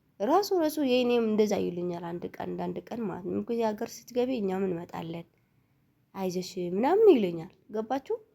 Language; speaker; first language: Amharic; non-native, local second language; Tigrinya